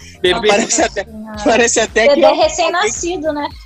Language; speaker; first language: Portuguese; native; Portuguese